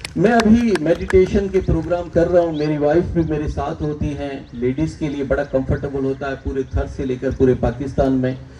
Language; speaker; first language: Urdu; non-native, local second language; Sindhi